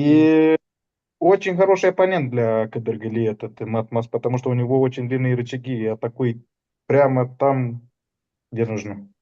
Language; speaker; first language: Russian; non-native, fluent; Romanian